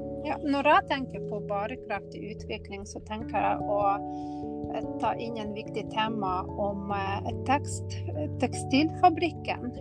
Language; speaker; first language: Norwegian; non-native, fluent; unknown